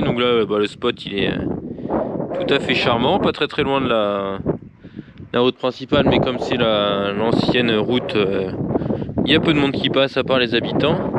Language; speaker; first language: French; native; French